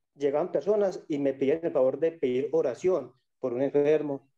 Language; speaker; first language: Spanish; native; Spanish